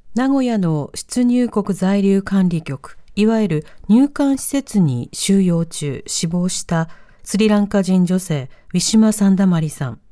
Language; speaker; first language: Japanese; native; Japanese